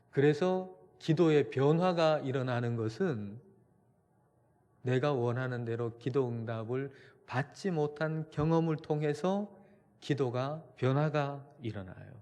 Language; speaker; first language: Korean; native; Korean